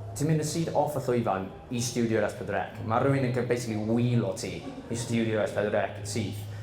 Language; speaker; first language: Welsh; non-native, local second language; English